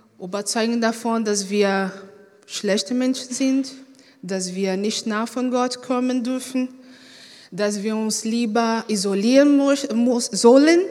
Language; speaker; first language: German; non-native, fluent; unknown